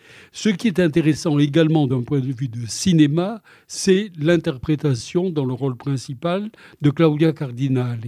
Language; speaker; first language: French; native; French